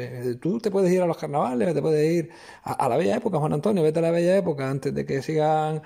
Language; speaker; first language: Spanish; native; Spanish